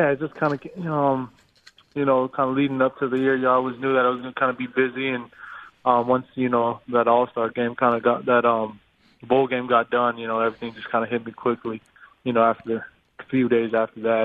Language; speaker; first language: English; native; English